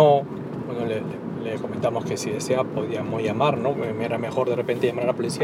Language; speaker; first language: Spanish; native; Spanish